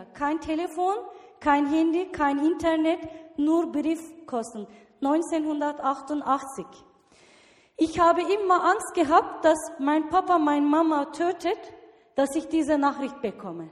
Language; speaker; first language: German; non-native, learner; Turkish